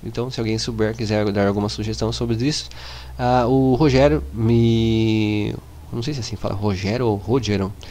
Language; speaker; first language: Portuguese; native; Portuguese